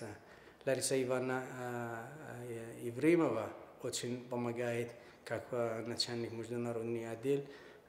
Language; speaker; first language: Russian; non-native, fluent; Arabic